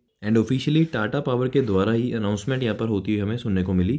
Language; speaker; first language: Hindi; native; Hindi